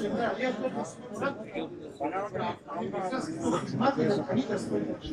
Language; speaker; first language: Russian; non-native, learner; Tajik